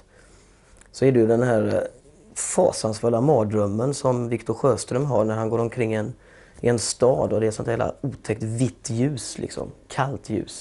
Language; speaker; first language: Swedish; native; Swedish